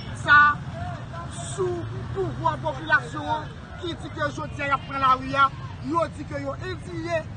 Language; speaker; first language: Haitian Creole; native; Haitian Creole